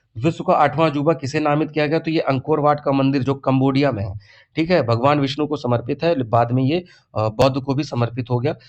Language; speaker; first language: Hindi; native; Hindi